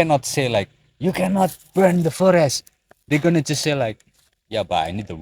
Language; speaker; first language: English; non-native, learner; Indonesian